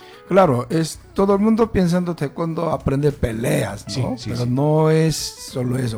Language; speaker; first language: Spanish; non-native, learner; Korean